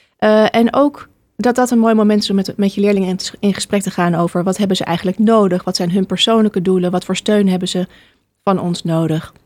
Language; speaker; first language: Dutch; native; Dutch